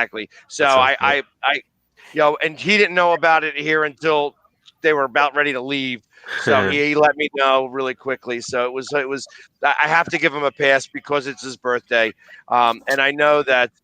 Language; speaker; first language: English; native; English